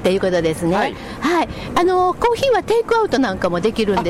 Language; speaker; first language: Japanese; native; Japanese